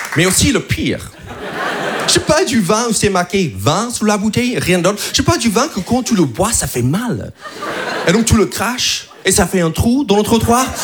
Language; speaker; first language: French; non-native, fluent; English